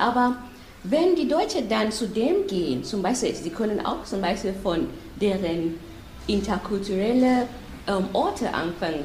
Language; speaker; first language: German; non-native, fluent; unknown